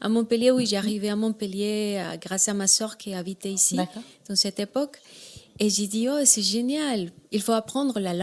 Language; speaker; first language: French; non-native, learner; Spanish